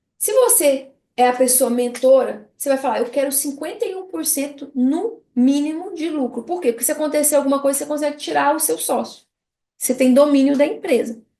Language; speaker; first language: Portuguese; native; Portuguese